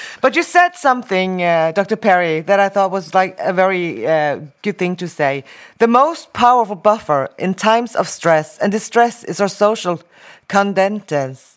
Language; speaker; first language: English; non-native, fluent; Norwegian